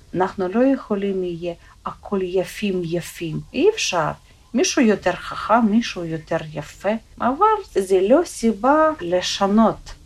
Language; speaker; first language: Hebrew; early bilingual, other home language; Russian